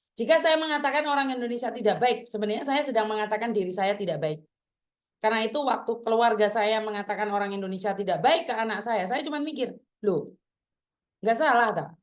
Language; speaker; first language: Indonesian; native; Indonesian